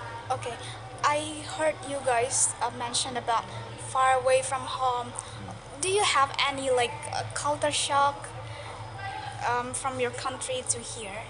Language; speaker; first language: English; non-native, local second language; Indonesian